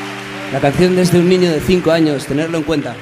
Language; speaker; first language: Spanish; native; Spanish